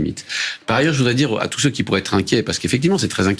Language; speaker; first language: French; native; French